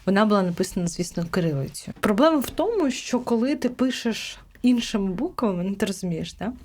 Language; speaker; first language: Ukrainian; non-native, local second language; Crimean Tatar